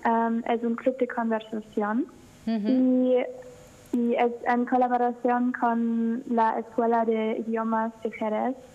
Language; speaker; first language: Spanish; non-native, learner; German